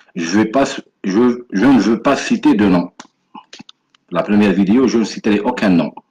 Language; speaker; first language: French; non-native, local second language; Arabic